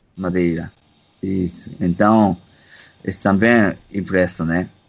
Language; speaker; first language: Portuguese; non-native, learner; Japanese